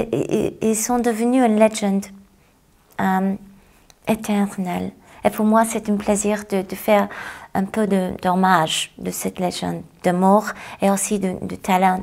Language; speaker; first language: French; non-native, fluent; English